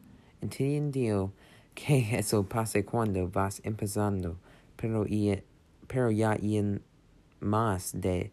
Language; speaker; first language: Spanish; non-native, learner; English